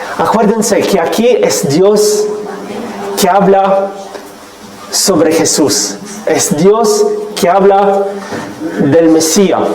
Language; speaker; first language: Spanish; non-native, fluent; Italian